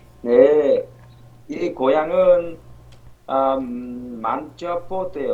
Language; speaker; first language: Korean; non-native, learner; Vietnamese